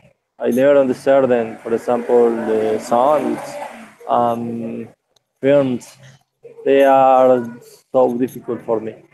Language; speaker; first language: English; non-native, learner; Spanish